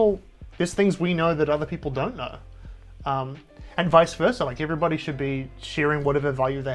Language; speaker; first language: English; native; English